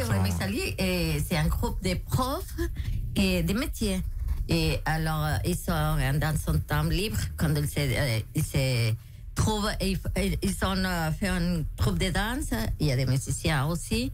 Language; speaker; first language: French; non-native, local second language; Spanish